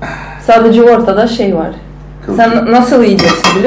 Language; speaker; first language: Turkish; non-native, learner; Russian